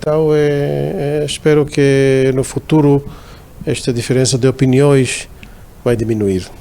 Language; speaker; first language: Portuguese; non-native, fluent; Hebrew